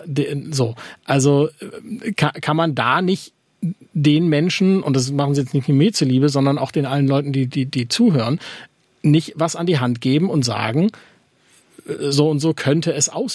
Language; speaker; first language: German; native; German